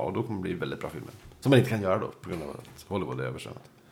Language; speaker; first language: Swedish; native; Swedish